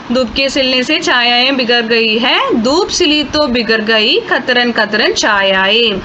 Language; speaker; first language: Hindi; non-native, local second language; Malayalam